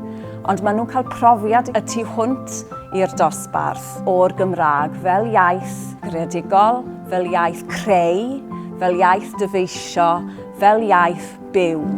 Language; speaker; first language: Welsh; native; Welsh